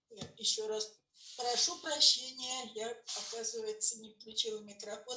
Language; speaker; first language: Russian; native; Russian